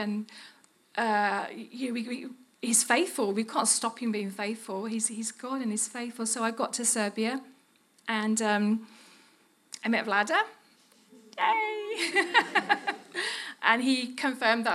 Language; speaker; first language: English; native; English